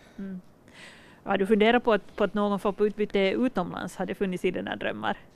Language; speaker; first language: Swedish; native; Swedish